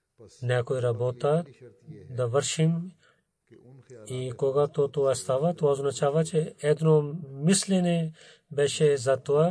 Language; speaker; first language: Bulgarian; non-native, learner; Urdu